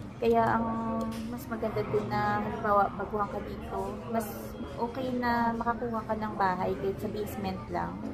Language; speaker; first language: Filipino; native; Filipino